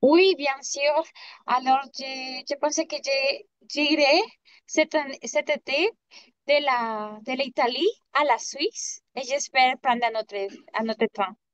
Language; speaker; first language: French; non-native, learner; English